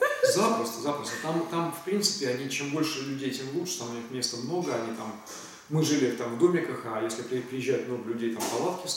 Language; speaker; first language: Russian; native; Russian